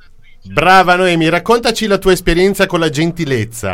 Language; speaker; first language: Italian; native; Italian